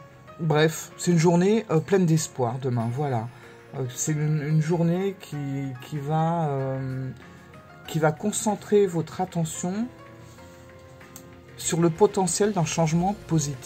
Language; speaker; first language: French; native; French